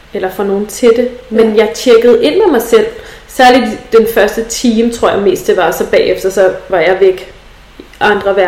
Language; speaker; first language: Danish; native; Danish